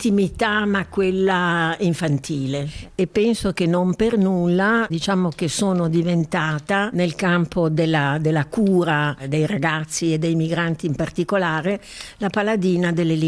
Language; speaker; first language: Italian; native; Italian